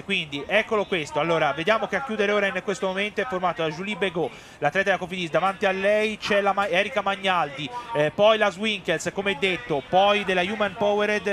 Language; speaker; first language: Italian; native; Italian